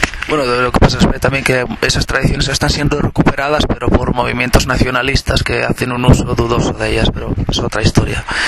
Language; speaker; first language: Spanish; native; Spanish